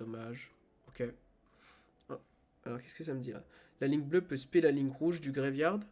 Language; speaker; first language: French; native; French